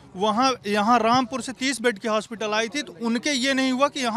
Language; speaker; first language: Hindi; native; Hindi